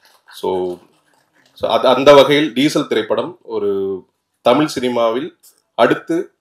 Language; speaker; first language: Tamil; native; Tamil